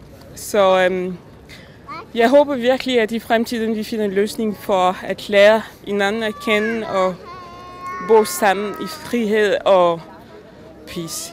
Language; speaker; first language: Danish; non-native, fluent; French